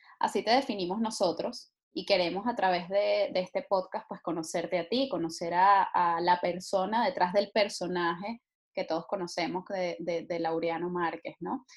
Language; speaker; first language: Spanish; native; Spanish